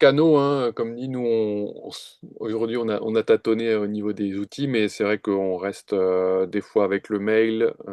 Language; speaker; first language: French; native; French